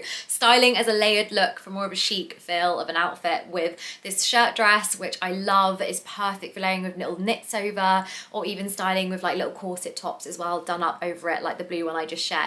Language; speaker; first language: English; native; English